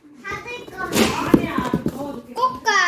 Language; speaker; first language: Korean; native; Korean